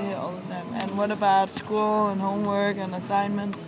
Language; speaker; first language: English; non-native, fluent; Danish